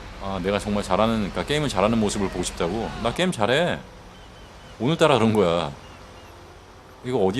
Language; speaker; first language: Korean; native; Korean